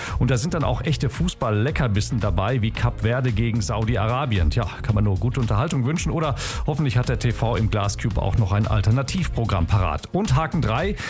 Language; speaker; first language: German; native; German